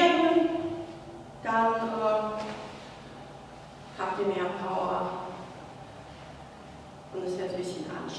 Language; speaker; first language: German; non-native, fluent; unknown